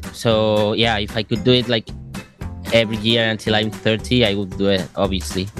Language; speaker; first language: English; non-native, fluent; Spanish